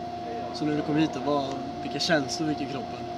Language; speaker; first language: Swedish; native; Swedish